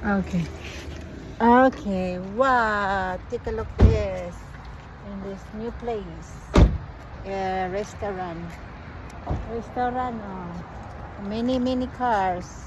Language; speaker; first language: English; non-native, learner; Filipino